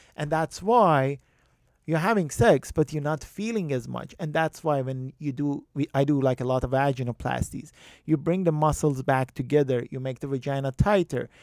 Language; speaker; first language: English; non-native, fluent; Persian